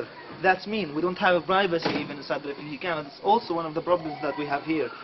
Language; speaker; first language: English; non-native, fluent; Arabic